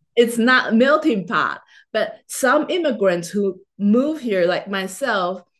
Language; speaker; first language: English; non-native, fluent; Chinese